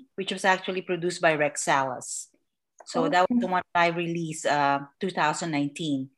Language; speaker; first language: English; non-native, local second language; Filipino